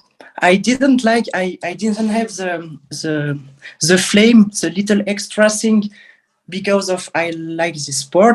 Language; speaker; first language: English; non-native, learner; French